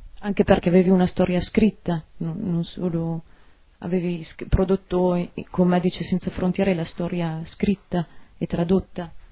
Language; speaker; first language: Italian; native; Italian